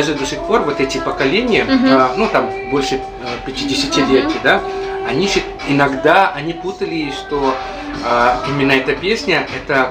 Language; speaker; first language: Russian; non-native, fluent; Indonesian